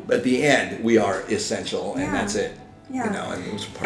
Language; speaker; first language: English; native; English